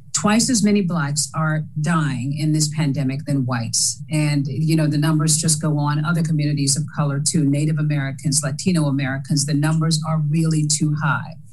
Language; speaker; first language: English; native; English